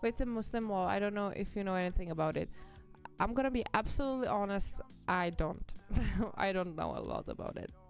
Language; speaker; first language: English; non-native, fluent; Czech